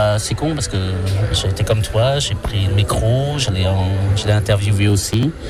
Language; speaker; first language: French; non-native, fluent; Khmer